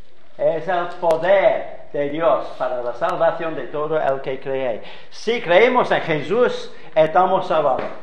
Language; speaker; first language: Spanish; non-native, fluent; English